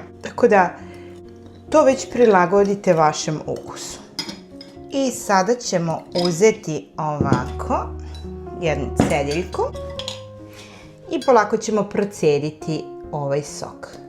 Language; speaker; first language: Serbian; native; Serbian